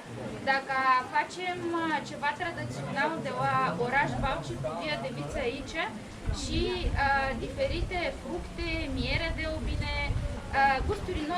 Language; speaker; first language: Romanian; non-native, learner; Bulgarian